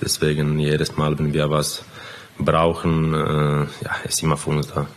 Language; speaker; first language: German; non-native, fluent; Croatian